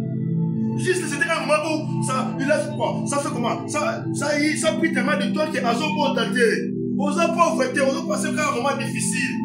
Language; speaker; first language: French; non-native, local second language; Lingala